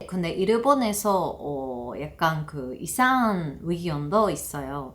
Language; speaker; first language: Korean; non-native, learner; Japanese